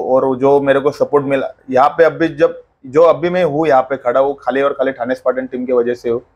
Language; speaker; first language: Hindi; non-native, local second language; Marathi